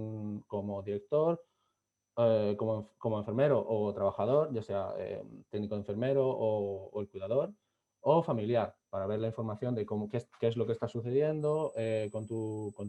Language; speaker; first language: Spanish; native; Spanish